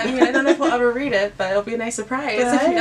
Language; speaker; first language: English; native; English